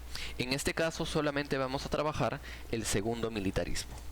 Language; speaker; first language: Spanish; native; Spanish